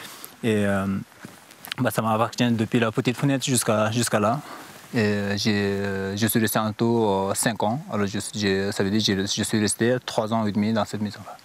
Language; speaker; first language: French; non-native, fluent; Sherpa